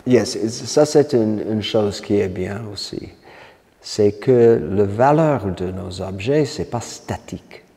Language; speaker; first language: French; non-native, fluent; English